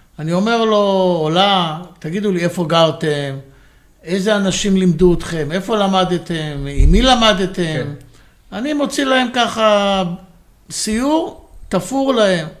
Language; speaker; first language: Hebrew; native; Hebrew